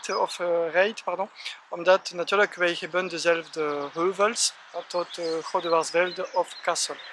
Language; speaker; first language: Dutch; non-native, fluent; French